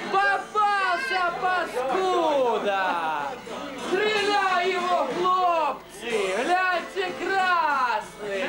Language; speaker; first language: Russian; native; Russian